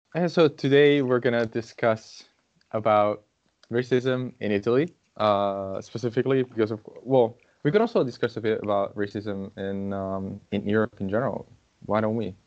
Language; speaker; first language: English; non-native, fluent; Portuguese